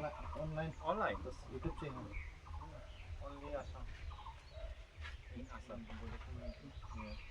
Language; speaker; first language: English; non-native, learner; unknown